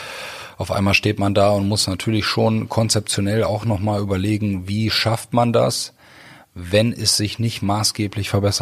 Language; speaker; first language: German; native; German